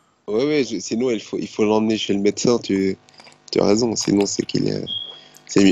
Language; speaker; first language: French; native; French